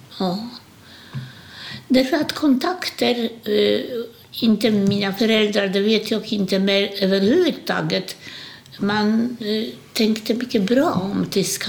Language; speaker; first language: Swedish; non-native, fluent; Polish